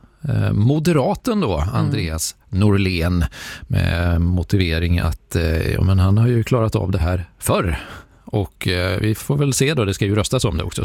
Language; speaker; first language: Swedish; native; Swedish